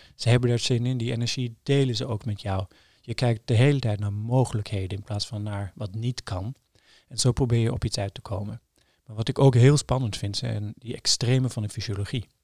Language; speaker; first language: Dutch; non-native, fluent; Norwegian